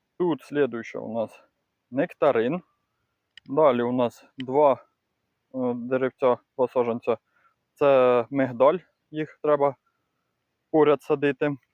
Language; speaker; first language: Ukrainian; native; Ukrainian